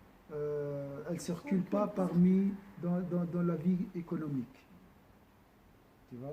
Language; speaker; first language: French; non-native, local second language; Arabic